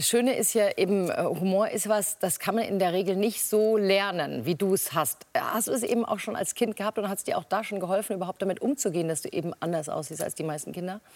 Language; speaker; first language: German; native; German